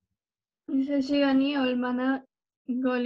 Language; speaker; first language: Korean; non-native, learner; Spanish